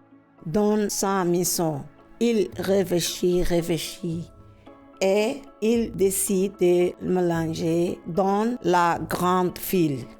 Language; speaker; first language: French; non-native, learner; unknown